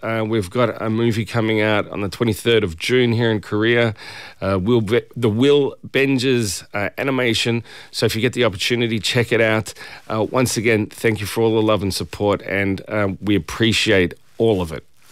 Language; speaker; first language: English; native; English